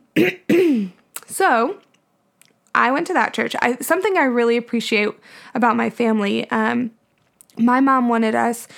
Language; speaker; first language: English; native; English